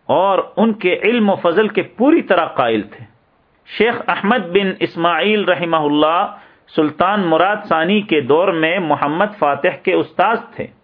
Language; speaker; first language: Urdu; native; Urdu